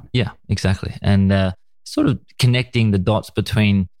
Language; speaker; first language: English; native; English